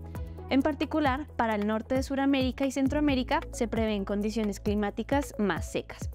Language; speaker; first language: Spanish; native; Spanish